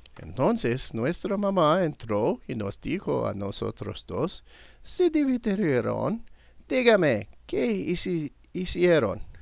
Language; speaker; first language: Spanish; non-native, learner; English